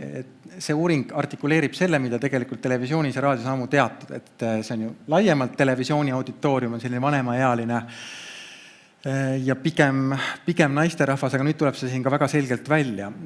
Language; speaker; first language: Estonian; native; Estonian